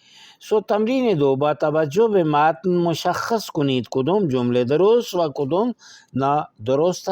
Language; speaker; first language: Persian; non-native, fluent; Urdu